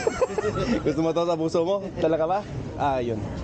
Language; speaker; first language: Filipino; non-native, learner; English